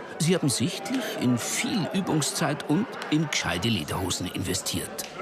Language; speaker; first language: German; native; German